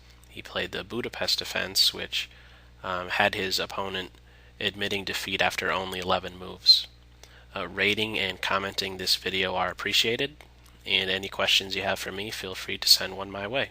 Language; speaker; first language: English; native; English